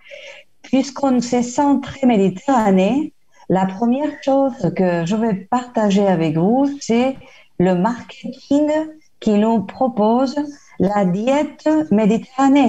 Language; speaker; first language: French; non-native, fluent; Spanish